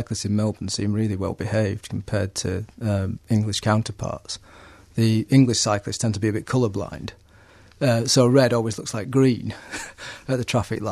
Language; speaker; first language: English; native; English